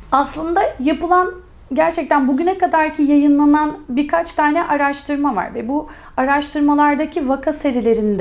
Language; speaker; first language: Turkish; native; Turkish